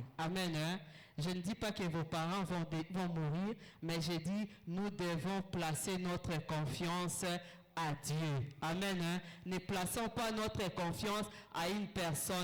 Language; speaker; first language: French; non-native, local second language; Lingala